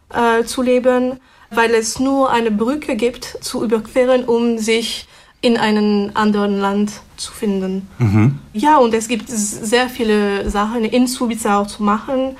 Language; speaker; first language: German; non-native, fluent; French